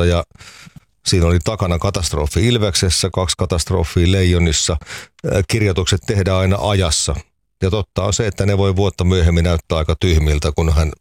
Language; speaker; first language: Finnish; native; Finnish